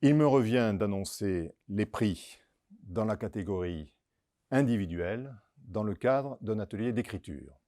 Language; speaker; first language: French; native; French